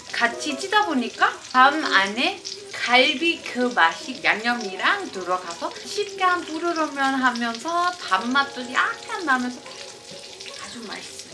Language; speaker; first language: Korean; non-native, fluent; German